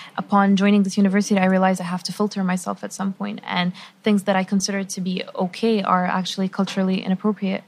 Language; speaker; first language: English; non-native, fluent; Arabic